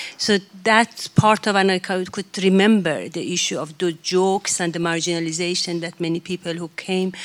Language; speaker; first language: English; non-native, fluent; Persian